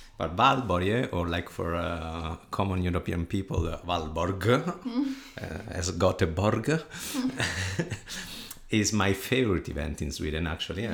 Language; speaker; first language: English; non-native, fluent; Italian